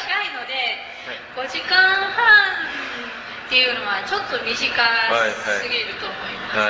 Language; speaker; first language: Japanese; native; Japanese